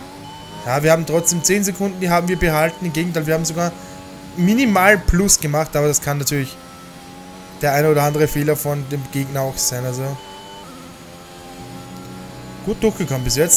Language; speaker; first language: German; native; German